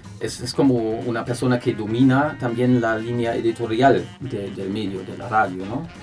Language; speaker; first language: Spanish; non-native, fluent; German